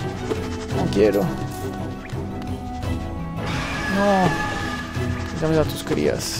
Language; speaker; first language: Spanish; native; Spanish